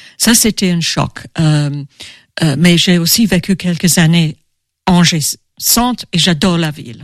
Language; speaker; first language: French; non-native, fluent; English